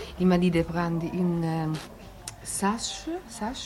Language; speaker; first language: French; non-native, learner; Italian